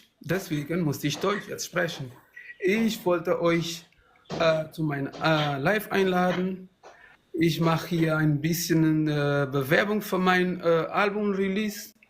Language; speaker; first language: German; non-native, fluent; Kabuverdianu